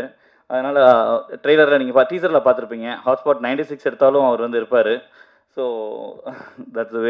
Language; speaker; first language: Tamil; native; Tamil